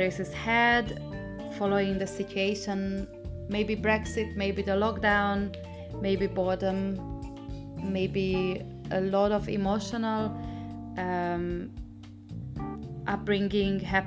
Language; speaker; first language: English; non-native, fluent; Hungarian